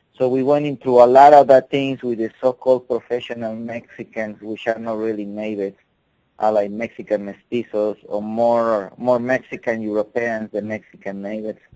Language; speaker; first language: English; non-native, fluent; Spanish